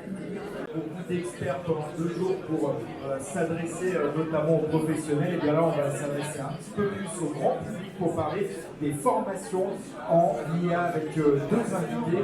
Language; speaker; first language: French; native; French